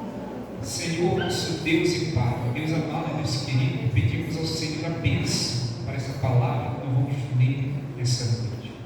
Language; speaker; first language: Portuguese; native; Portuguese